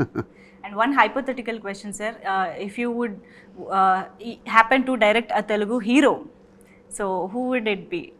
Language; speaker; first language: English; non-native, local second language; Telugu